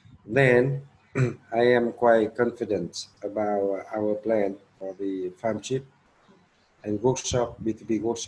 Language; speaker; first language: English; non-native, learner; Vietnamese